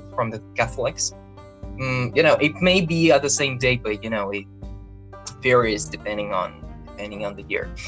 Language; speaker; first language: English; non-native, fluent; Russian